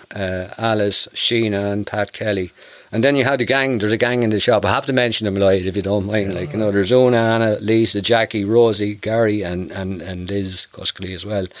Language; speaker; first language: English; native; English